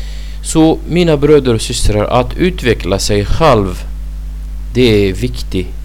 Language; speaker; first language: Swedish; non-native, fluent; Arabic